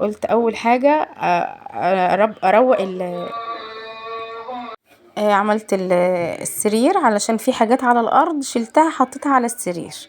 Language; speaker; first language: Arabic; native; Arabic